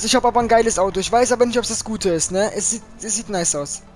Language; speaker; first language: German; native; German